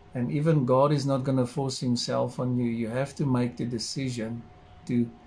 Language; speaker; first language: English; non-native, local second language; Afrikaans